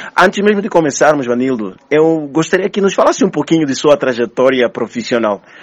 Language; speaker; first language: Portuguese; native; Portuguese